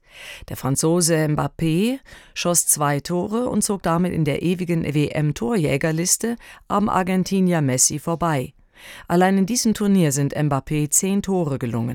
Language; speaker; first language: German; native; German